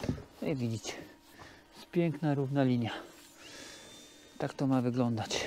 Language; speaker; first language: Polish; native; Polish